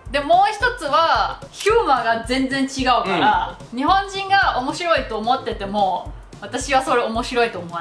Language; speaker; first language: Japanese; non-native, fluent; German